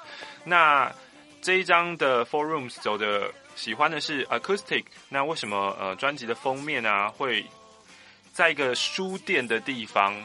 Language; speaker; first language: Chinese; native; Chinese